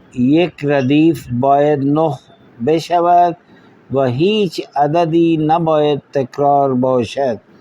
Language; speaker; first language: Persian; non-native, fluent; Urdu